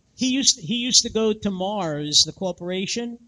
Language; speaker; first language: English; native; English